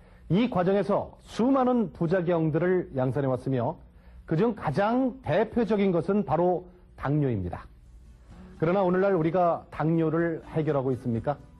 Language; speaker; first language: Korean; native; Korean